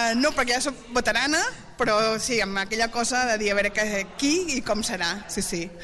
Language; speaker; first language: Catalan; native; Catalan